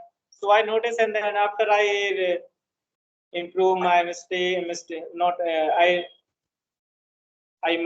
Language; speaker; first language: English; non-native, learner; Hindi